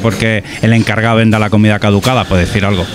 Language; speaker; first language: Spanish; native; Spanish